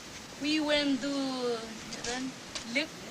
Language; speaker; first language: English; non-native, learner; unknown